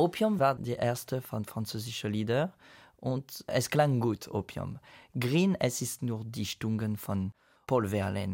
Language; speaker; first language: German; non-native, fluent; French